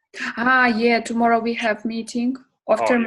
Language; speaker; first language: English; non-native, learner; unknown